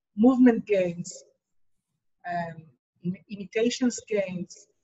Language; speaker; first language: English; non-native, fluent; Hebrew